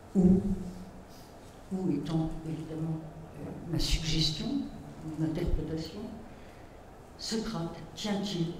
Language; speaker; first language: French; native; French